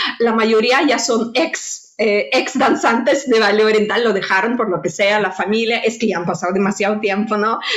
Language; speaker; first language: Spanish; non-native, fluent; Russian